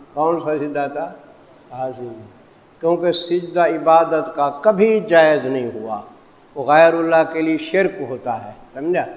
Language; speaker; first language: Urdu; non-native, local second language; Saraiki